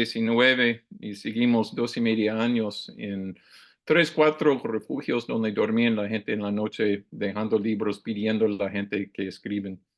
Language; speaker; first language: Spanish; non-native, learner; English